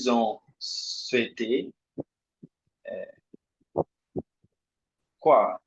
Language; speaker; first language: French; non-native, learner; Portuguese